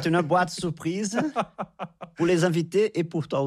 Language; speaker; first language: French; non-native, fluent; Portuguese